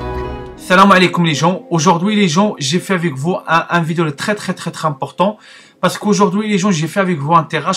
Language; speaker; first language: French; non-native, learner; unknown